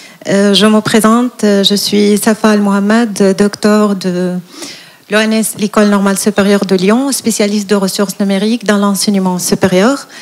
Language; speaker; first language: French; non-native, fluent; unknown